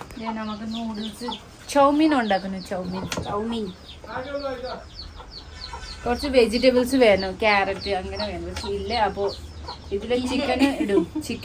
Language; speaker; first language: Malayalam; non-native, learner; Nepali